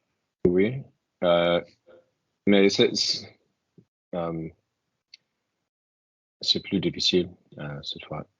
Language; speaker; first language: French; non-native, learner; English